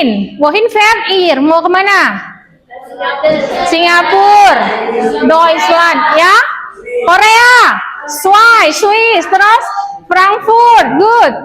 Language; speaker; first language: German; non-native, learner; Indonesian